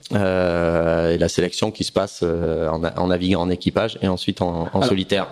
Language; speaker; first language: French; native; French